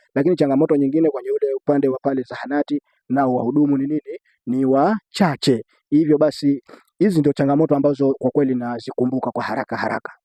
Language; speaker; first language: Swahili; native; Swahili